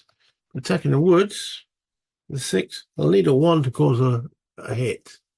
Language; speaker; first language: English; native; English